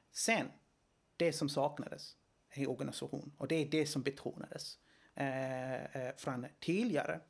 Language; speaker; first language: Swedish; non-native, fluent; Greek